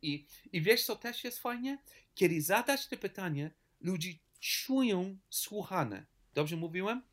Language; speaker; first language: Polish; non-native, learner; English